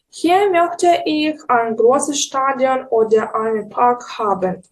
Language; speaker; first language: German; non-native, learner; Ukrainian